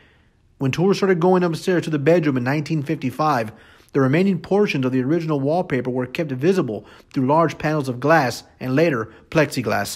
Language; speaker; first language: English; native; English